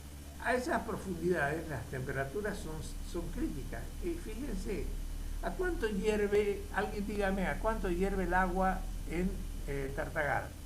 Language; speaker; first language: Spanish; native; Spanish